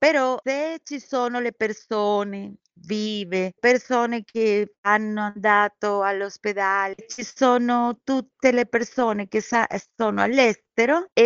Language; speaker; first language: Italian; non-native, fluent; Spanish